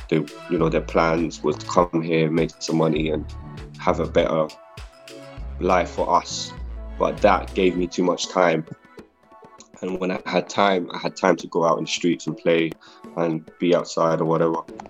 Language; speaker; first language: English; early bilingual, other home language; Spanish